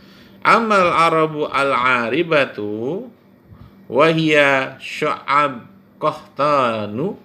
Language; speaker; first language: Arabic; non-native, fluent; Indonesian